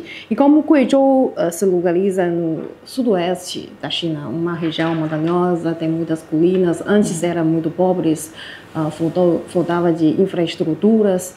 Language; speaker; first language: Portuguese; non-native, fluent; Chinese